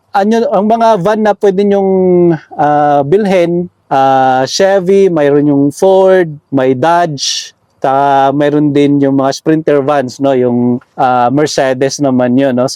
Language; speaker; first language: Filipino; native; Filipino